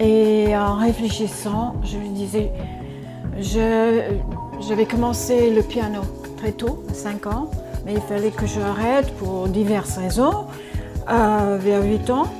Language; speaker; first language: French; non-native, fluent; English